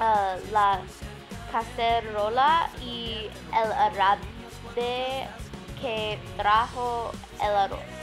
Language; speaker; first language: Spanish; non-native, learner; English